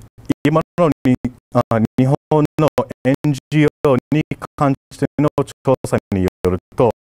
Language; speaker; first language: Japanese; non-native, fluent; English